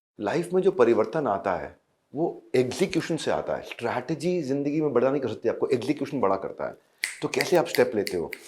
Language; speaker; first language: Hindi; native; Hindi